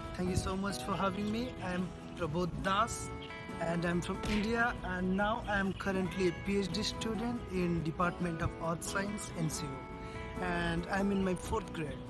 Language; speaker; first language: English; non-native, fluent; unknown